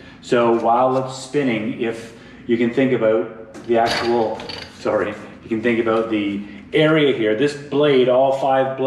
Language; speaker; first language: English; native; English